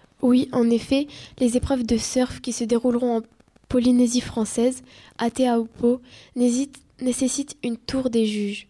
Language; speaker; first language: French; native; French